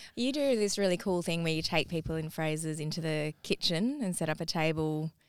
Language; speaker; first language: English; native; English